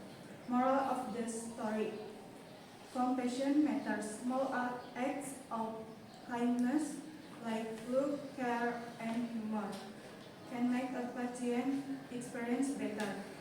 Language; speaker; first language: English; non-native, local second language; Indonesian